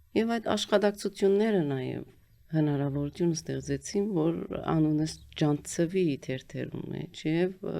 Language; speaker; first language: Armenian; early bilingual, heritage; Armenian